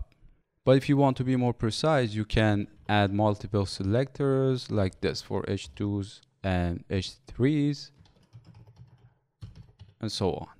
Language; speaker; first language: English; non-native, fluent; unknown